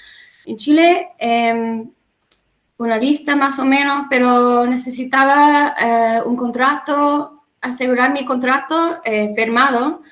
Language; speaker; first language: Spanish; non-native, learner; English